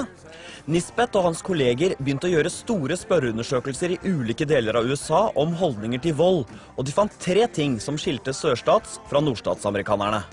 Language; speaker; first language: Norwegian; native; Norwegian